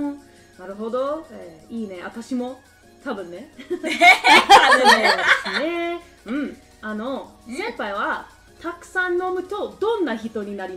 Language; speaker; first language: Japanese; non-native, learner; English